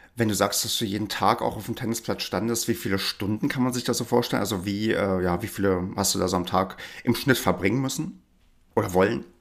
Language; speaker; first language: German; native; German